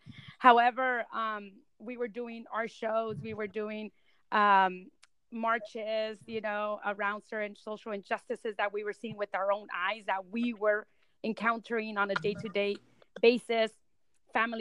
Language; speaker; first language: English; early bilingual, other home language; Spanish